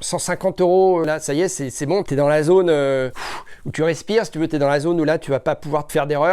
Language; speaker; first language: French; native; French